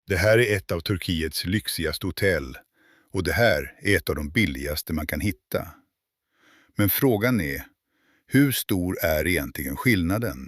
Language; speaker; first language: Swedish; native; Swedish